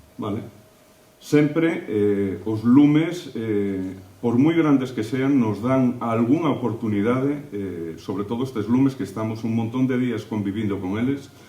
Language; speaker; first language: Galician; native; Galician